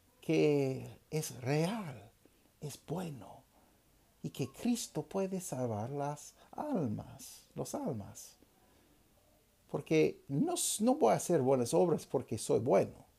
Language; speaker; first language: Spanish; non-native, fluent; English